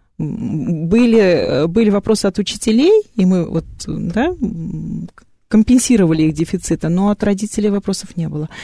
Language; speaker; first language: Russian; native; Russian